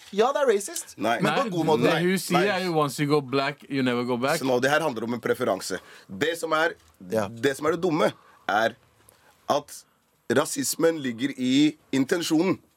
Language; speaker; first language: Norwegian; native; Norwegian